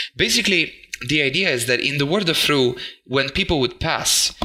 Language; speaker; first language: English; non-native, fluent; Italian